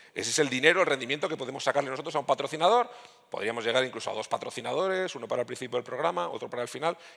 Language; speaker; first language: Spanish; native; Spanish